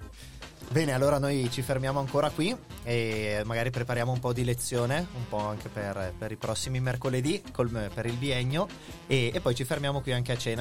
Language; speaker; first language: Italian; native; Italian